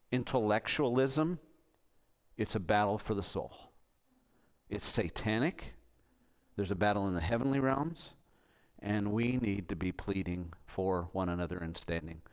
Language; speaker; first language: English; native; English